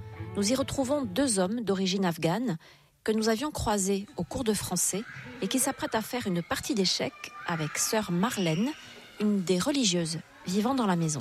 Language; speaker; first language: French; native; French